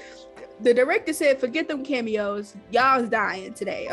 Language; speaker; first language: English; native; English